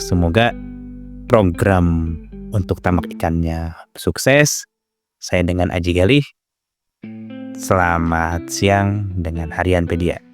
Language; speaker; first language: Indonesian; non-native, local second language; Sundanese